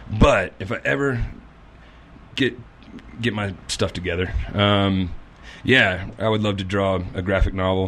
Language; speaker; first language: English; native; English